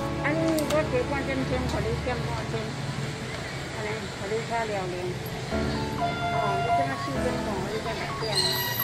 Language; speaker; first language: Chinese; non-native, local second language; Min Nan Chinese